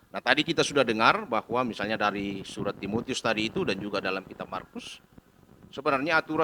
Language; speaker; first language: Indonesian; native; Indonesian